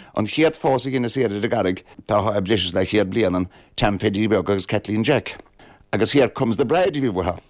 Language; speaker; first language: Irish; native; Irish